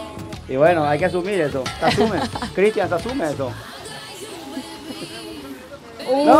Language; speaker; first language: Spanish; native; Spanish